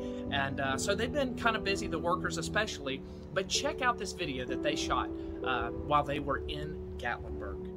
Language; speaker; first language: English; native; English